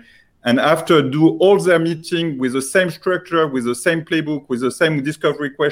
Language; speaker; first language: English; non-native, fluent; French